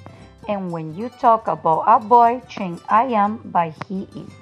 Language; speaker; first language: English; non-native, learner; Spanish